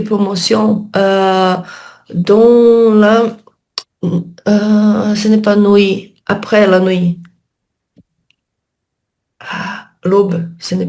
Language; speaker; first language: French; non-native, learner; Portuguese